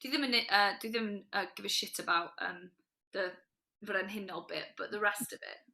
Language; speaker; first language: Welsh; non-native, local second language; English